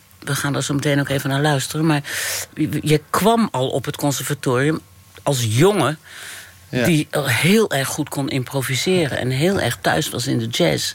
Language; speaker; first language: Dutch; native; Dutch